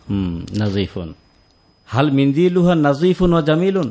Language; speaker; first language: Arabic; non-native, fluent; Bangla